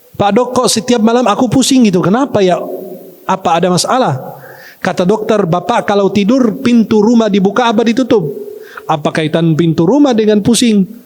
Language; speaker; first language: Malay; non-native, fluent; Arabic